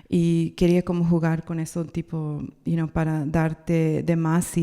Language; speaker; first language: Spanish; non-native, learner; English